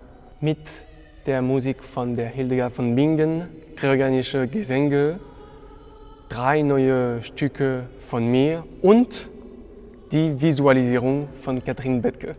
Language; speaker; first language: German; non-native, fluent; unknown